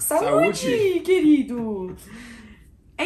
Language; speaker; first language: Portuguese; non-native, learner; English